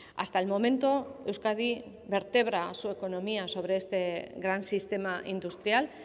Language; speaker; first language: Spanish; non-native, local second language; Basque